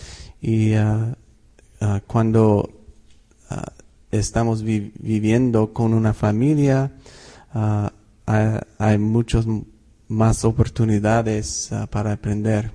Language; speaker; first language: Spanish; non-native, fluent; English